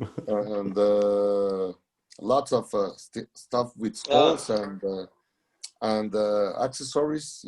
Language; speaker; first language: English; non-native, learner; Spanish